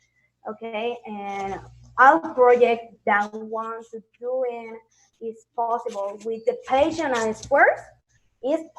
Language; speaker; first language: English; non-native, learner; Spanish